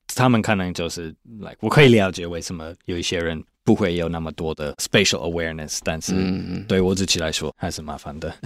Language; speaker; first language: Chinese; non-native, fluent; English